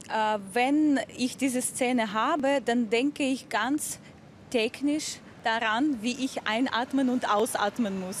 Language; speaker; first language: German; non-native, fluent; Russian